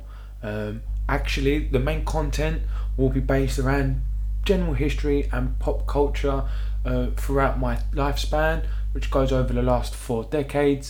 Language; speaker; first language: English; native; English